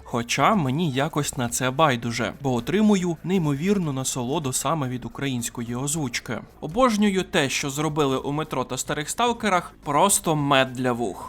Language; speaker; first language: Ukrainian; native; Ukrainian